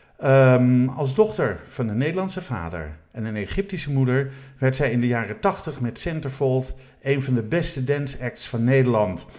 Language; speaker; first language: Dutch; native; Dutch